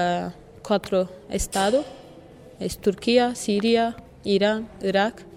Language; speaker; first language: Spanish; non-native, learner; Kurdish